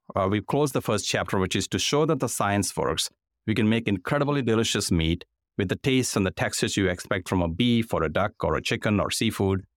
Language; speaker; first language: English; non-native, local second language; Telugu